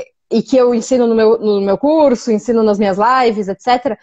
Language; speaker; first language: Portuguese; native; Portuguese